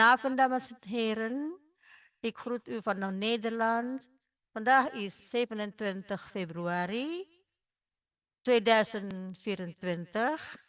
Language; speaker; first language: Dutch; non-native, fluent; Indonesian